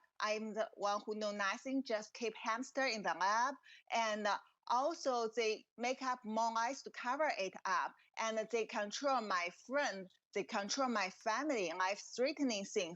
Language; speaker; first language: English; non-native, fluent; Chinese